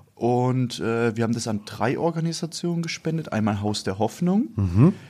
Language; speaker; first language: German; native; German